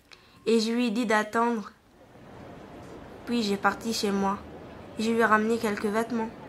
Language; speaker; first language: French; non-native, learner; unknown